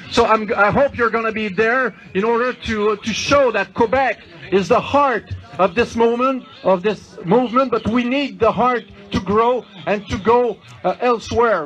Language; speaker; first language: English; non-native, fluent; French